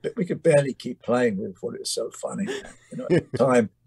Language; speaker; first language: English; native; English